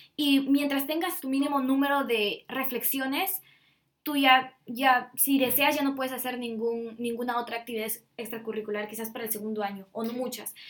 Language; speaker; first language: Spanish; native; Spanish